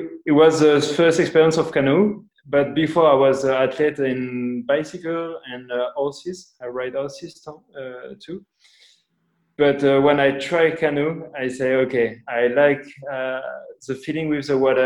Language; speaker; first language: English; non-native, learner; French